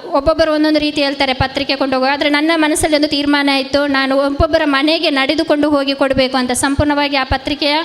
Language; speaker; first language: Kannada; non-native, local second language; Konkani